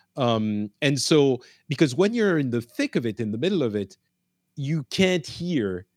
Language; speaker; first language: English; non-native, fluent; Arabic